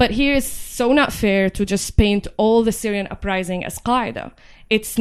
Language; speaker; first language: English; non-native, fluent; Arabic